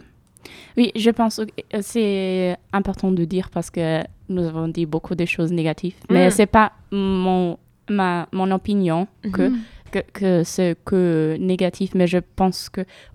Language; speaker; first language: French; non-native, learner; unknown